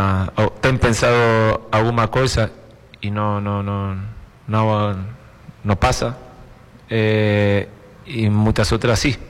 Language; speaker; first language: Portuguese; non-native, fluent; Spanish